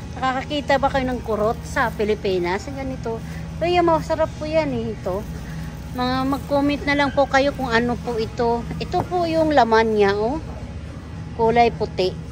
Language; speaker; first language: Filipino; non-native, local second language; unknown